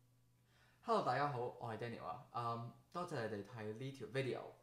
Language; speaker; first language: Cantonese; early bilingual, heritage; Cantonese